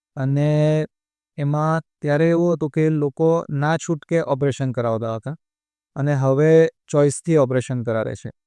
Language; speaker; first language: Gujarati; native; Gujarati